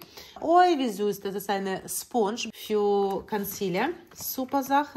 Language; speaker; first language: German; non-native, learner; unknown